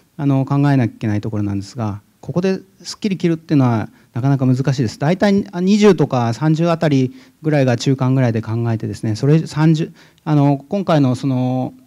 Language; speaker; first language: Japanese; native; Japanese